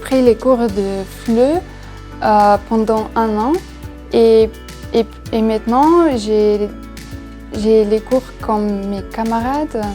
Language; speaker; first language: French; non-native, fluent; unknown